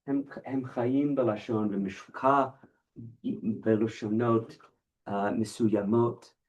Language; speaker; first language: Hebrew; non-native, fluent; English